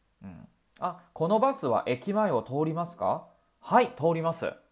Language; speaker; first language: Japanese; non-native, fluent; Chinese